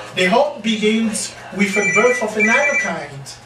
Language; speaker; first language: English; non-native, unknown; Lingala